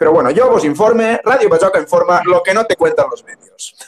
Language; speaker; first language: Spanish; non-native, local second language; Catalan